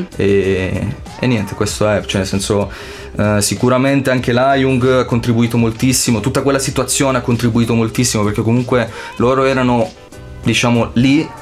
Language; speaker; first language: Italian; native; Italian